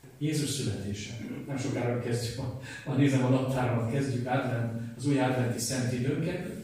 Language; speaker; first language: Hungarian; native; Hungarian